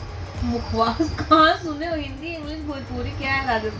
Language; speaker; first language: Hindi; native; Hindi